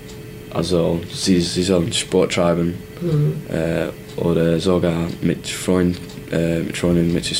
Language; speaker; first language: German; non-native, learner; English